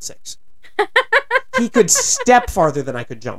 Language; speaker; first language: English; native; English